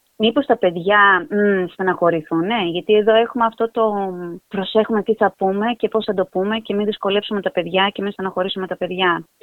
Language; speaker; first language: Greek; native; Greek